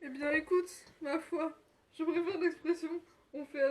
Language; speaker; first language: French; native; French